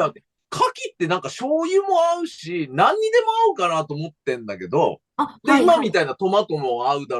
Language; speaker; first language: Japanese; native; Japanese